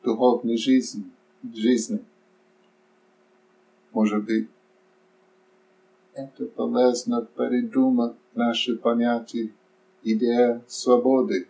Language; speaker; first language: Russian; non-native, fluent; English